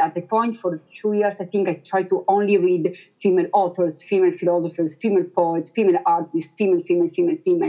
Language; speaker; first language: English; non-native, fluent; Italian